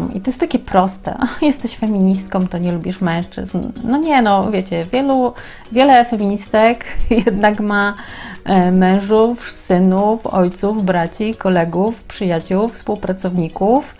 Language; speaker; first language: Polish; native; Polish